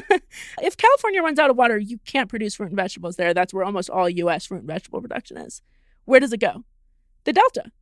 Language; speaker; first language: English; native; English